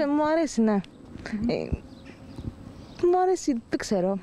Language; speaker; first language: Greek; non-native, local second language; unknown